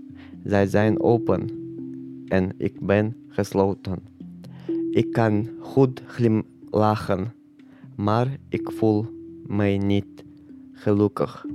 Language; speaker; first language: Dutch; non-native, learner; Chechen